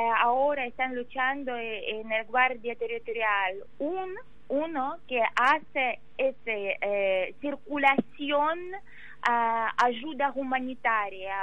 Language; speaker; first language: Spanish; non-native, learner; Ukrainian